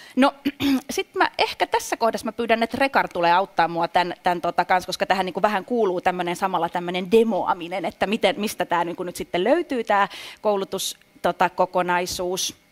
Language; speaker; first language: Finnish; native; Finnish